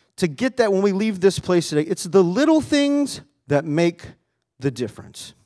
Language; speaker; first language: English; native; English